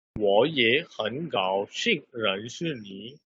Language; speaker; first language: Chinese; non-native, learner; Urdu